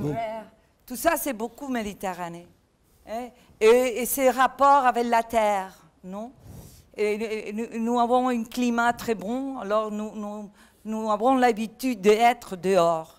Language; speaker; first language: French; non-native, learner; Catalan